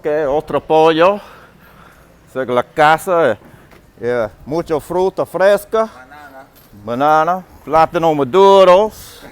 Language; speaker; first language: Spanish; non-native, learner; English